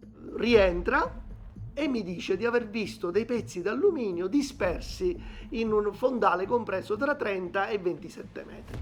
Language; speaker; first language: Italian; native; Italian